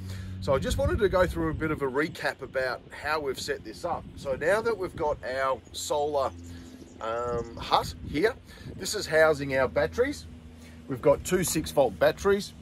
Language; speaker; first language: English; native; English